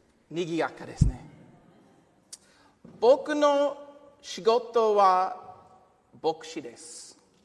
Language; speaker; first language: Japanese; non-native, learner; English